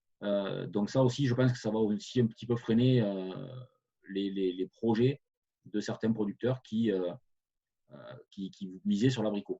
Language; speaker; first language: French; native; French